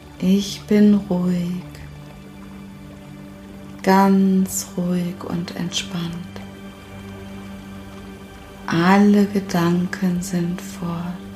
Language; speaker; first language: German; native; German